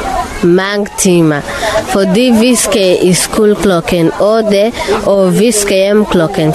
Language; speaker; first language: Danish; non-native, local second language; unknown